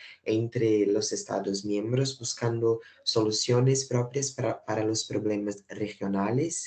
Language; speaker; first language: Spanish; non-native, fluent; Portuguese